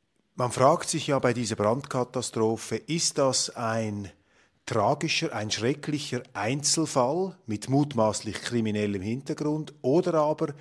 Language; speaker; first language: German; native; German